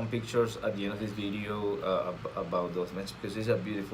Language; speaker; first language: English; non-native, fluent; Spanish